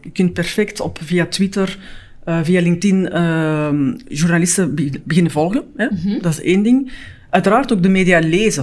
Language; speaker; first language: Dutch; native; Dutch